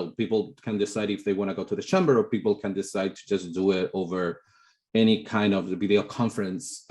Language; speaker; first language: English; non-native, fluent; Spanish